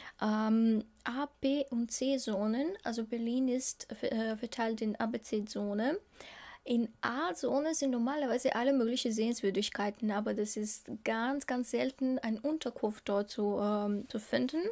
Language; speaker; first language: German; non-native, learner; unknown